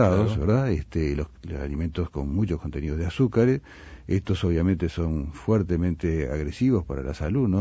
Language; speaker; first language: Spanish; native; Spanish